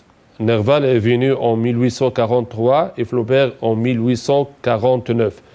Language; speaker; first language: French; non-native, fluent; Arabic